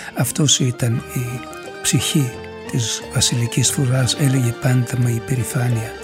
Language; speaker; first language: Greek; native; Greek